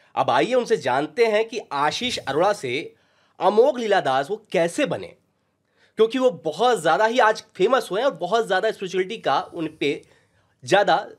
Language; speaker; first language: Hindi; native; Hindi